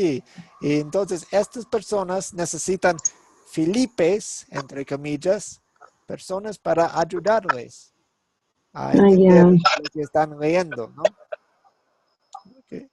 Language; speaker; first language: Spanish; non-native, fluent; English